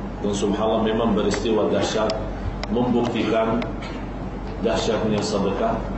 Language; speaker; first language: Malay; non-native, fluent; Arabic